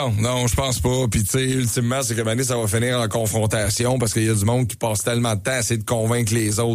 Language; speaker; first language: French; native; French